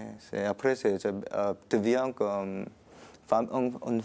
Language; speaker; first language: French; non-native, learner; Korean